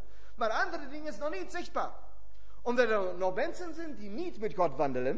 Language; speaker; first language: Dutch; non-native, fluent; German